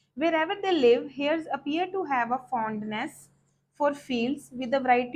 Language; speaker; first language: English; non-native, local second language; Punjabi